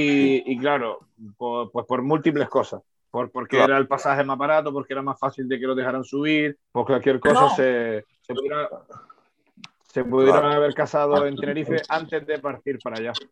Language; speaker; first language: Spanish; native; Spanish